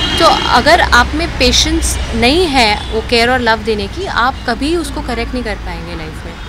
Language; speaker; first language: Hindi; native; Hindi